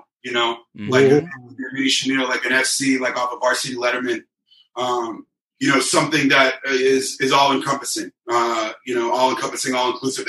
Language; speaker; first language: English; native; English